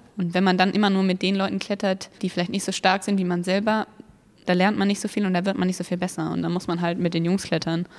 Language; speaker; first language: German; native; German